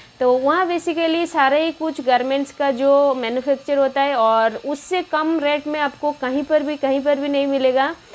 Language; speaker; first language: Hindi; non-native, local second language; Bangla